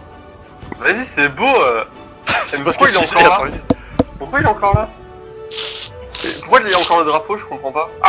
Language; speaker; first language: French; native; French